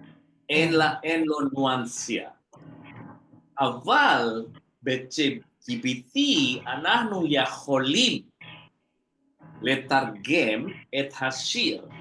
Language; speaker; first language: Hebrew; non-native, fluent; Indonesian